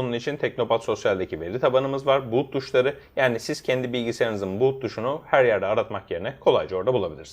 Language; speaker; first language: Turkish; native; Turkish